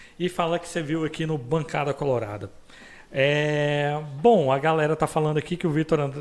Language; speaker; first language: Portuguese; native; Portuguese